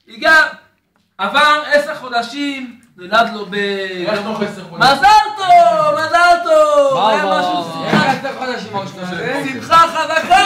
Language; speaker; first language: Hebrew; non-native, fluent; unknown